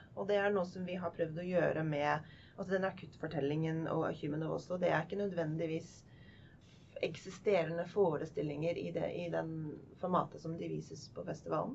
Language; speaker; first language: Norwegian; non-native, fluent; English